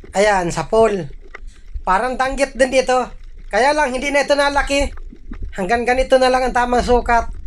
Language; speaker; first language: Filipino; non-native, local second language; Bikol